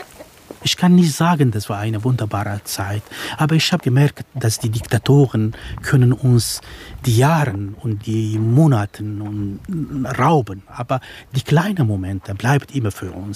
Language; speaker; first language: German; non-native, fluent; Kurdish